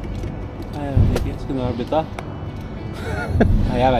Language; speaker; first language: Norwegian; native; Norwegian